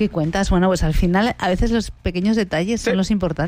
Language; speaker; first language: Spanish; native; Spanish